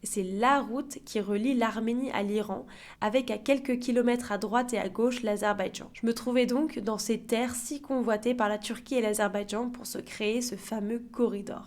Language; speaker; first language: French; native; French